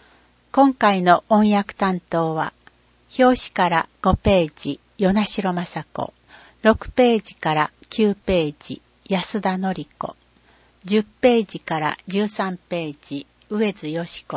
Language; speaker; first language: Japanese; native; Japanese